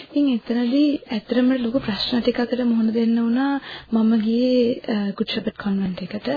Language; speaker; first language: Sinhala; non-native, local second language; Tamil